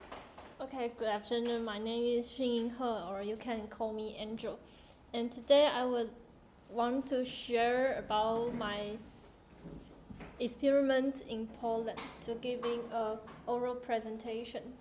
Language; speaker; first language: English; non-native, learner; Chinese